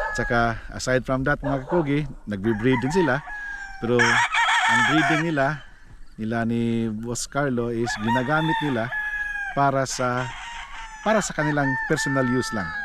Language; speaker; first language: Filipino; non-native, local second language; Cebuano